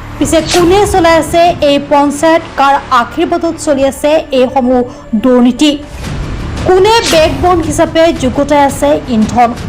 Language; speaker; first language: Assamese; native; Assamese